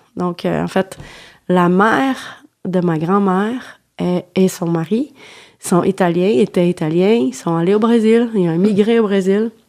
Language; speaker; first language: French; non-native, fluent; Portuguese